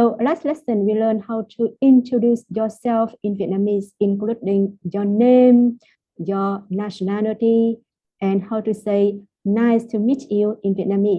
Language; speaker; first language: English; non-native, fluent; Vietnamese